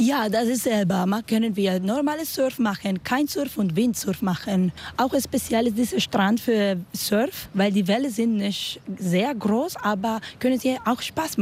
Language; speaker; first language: German; non-native, learner; Spanish